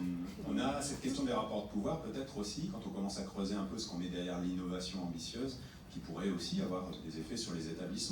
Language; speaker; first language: French; native; French